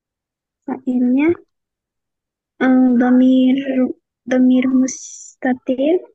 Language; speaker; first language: Arabic; non-native, learner; Indonesian